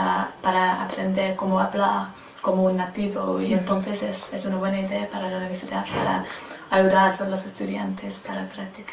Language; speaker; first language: Spanish; non-native, learner; English